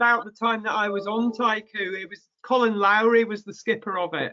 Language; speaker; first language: English; native; English